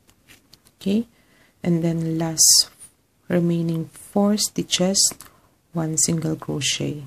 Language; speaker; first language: English; non-native, fluent; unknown